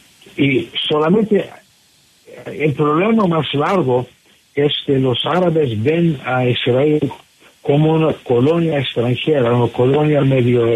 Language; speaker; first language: Spanish; non-native, fluent; English